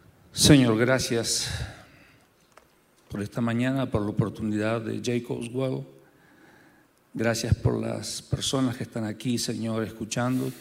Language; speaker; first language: Spanish; native; Spanish